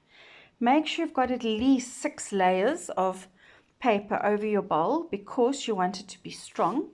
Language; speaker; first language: English; native; English